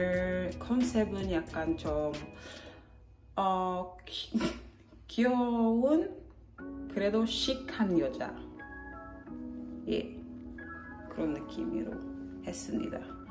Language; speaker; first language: Korean; non-native, fluent; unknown